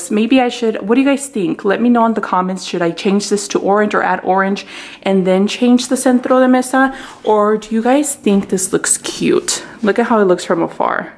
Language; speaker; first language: English; early bilingual, other home language; Spanish